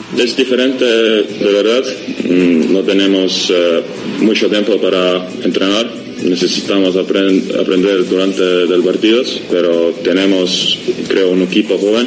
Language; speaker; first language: Spanish; non-native, learner; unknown